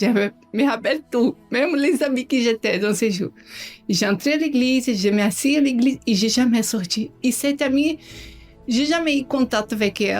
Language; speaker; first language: French; non-native, learner; Portuguese